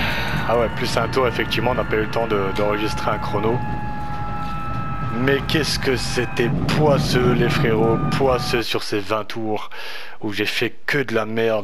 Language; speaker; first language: French; native; French